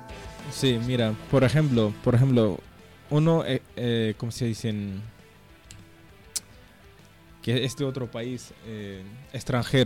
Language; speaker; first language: Spanish; non-native, learner; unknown